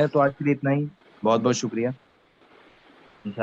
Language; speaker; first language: Hindi; native; Hindi